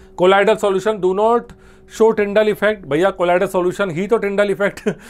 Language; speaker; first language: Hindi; non-native, local second language; Gujarati